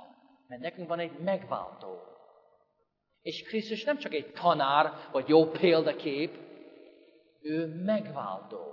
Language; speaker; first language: Hungarian; non-native, fluent; English